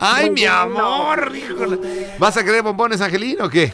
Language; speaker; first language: Spanish; native; Spanish